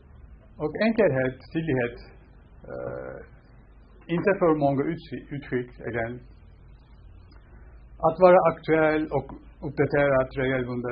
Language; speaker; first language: Swedish; non-native, fluent; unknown